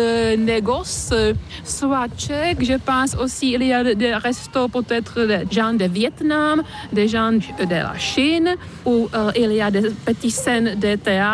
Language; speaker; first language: French; non-native, fluent; Czech